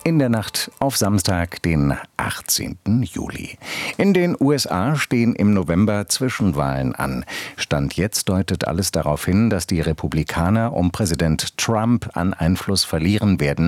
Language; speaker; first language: German; native; German